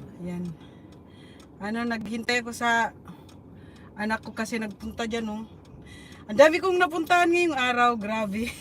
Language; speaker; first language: Filipino; non-native, local second language; Bikol